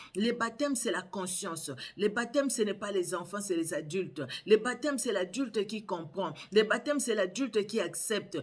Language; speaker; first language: French; non-native, local second language; Lingala